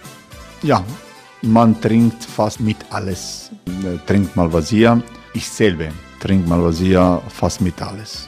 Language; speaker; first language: German; non-native, learner; Croatian